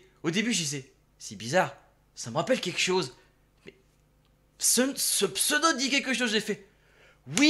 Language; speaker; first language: French; native; French